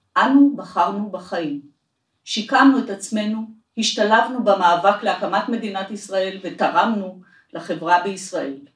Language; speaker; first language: Hebrew; native; Hebrew